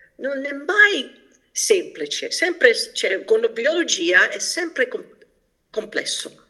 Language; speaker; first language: Italian; early bilingual, heritage; Italian